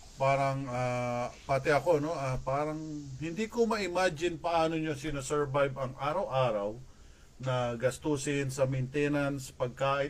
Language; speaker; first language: Filipino; native; Filipino